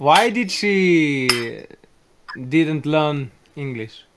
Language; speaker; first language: English; non-native, learner; Russian